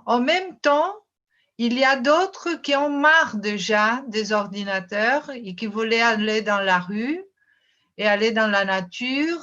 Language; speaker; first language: French; non-native, fluent; Portuguese